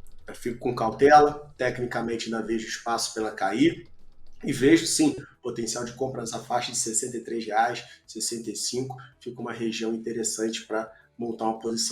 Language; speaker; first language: Portuguese; native; Portuguese